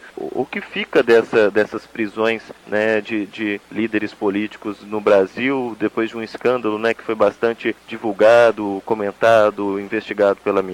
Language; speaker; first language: Portuguese; native; Portuguese